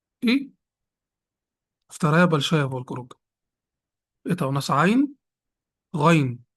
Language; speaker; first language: Russian; non-native, fluent; Arabic